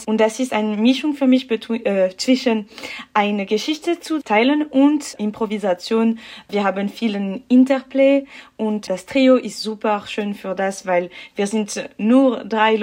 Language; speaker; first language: German; non-native, local second language; French